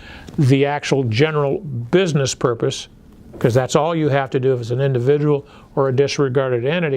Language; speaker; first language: English; native; English